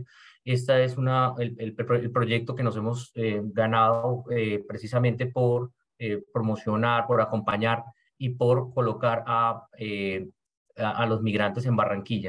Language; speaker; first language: Spanish; native; Spanish